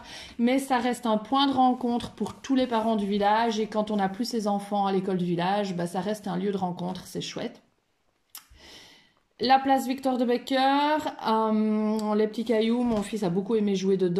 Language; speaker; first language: French; native; French